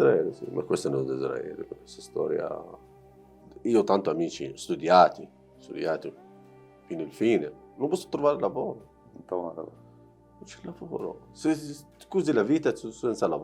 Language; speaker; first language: Italian; non-native, learner; Arabic